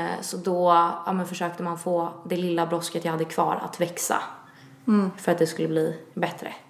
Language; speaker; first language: Swedish; early bilingual, other home language; Italian